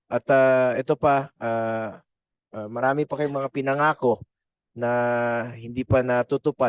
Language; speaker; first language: Filipino; native; Filipino